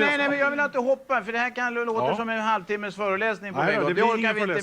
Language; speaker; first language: Swedish; native; Swedish